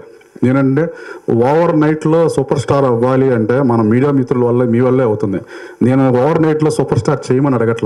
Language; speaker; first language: Telugu; native; Telugu